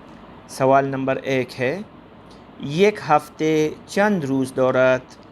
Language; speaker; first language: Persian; non-native, fluent; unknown